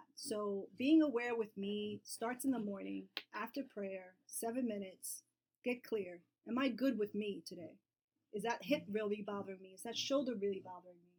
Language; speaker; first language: English; native; English